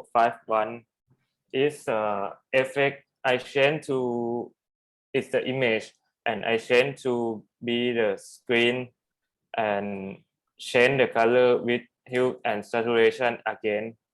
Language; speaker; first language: English; non-native, learner; Thai